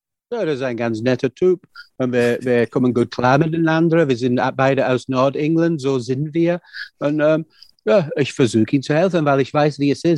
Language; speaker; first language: German; non-native, fluent; English